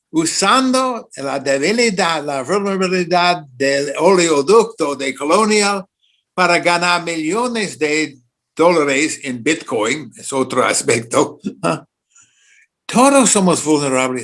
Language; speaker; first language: Spanish; non-native, fluent; English